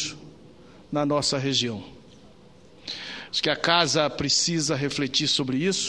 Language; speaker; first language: Portuguese; native; Portuguese